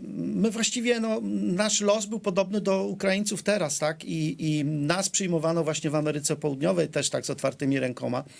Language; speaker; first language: Polish; native; Polish